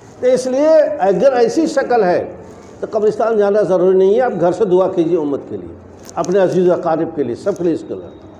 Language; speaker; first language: Urdu; native; Urdu